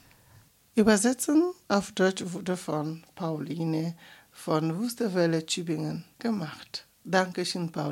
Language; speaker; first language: German; non-native, fluent; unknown